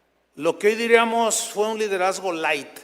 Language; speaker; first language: Spanish; native; Spanish